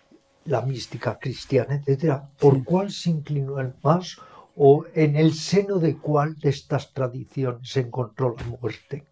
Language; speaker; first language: Spanish; native; Spanish